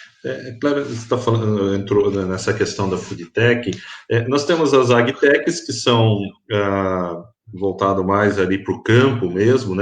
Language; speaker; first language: Portuguese; native; Portuguese